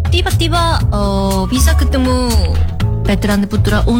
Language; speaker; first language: Indonesian; non-native, learner; Korean